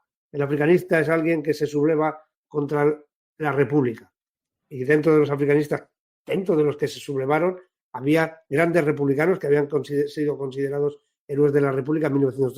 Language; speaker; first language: Spanish; native; Spanish